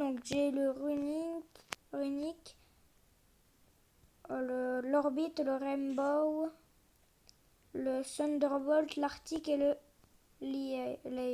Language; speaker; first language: French; native; French